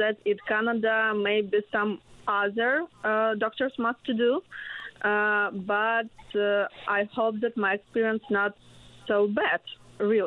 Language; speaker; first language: English; non-native, learner; Ukrainian